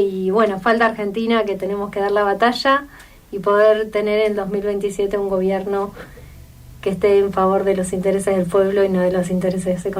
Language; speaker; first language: Spanish; native; Spanish